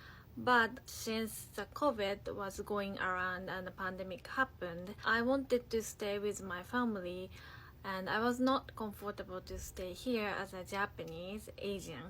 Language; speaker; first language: English; non-native, fluent; Japanese